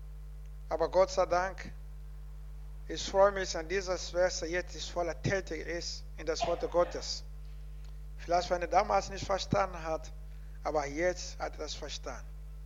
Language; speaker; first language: German; non-native, learner; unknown